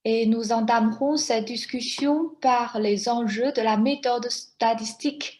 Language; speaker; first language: French; non-native, fluent; Chinese